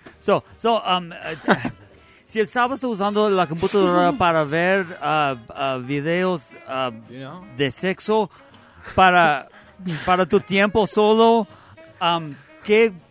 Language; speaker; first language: Spanish; non-native, learner; English